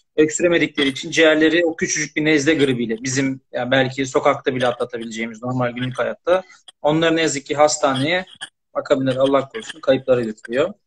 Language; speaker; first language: Turkish; native; Turkish